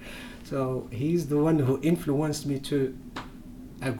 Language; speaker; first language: English; non-native, fluent; Berber languages